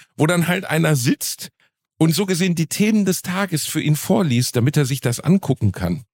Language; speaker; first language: German; native; German